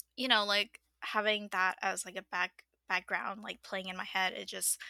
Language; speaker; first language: English; non-native, fluent; Burmese